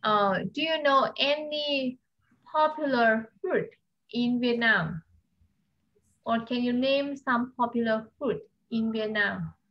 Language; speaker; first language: English; non-native, fluent; Vietnamese